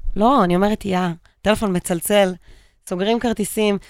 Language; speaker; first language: Hebrew; native; Hebrew